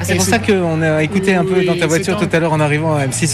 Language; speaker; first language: French; native; French